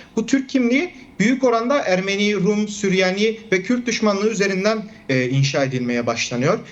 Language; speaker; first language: Turkish; non-native, local second language; Kurdish